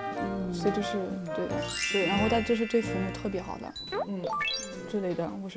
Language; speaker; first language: Chinese; non-native, fluent; French